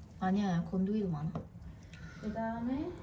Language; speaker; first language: Korean; non-native, fluent; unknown